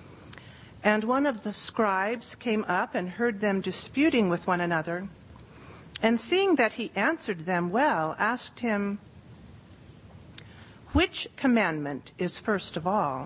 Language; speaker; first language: English; native; English